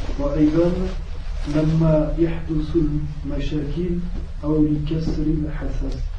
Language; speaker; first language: Arabic; non-native, learner; French